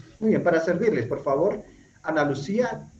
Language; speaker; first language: Spanish; native; Spanish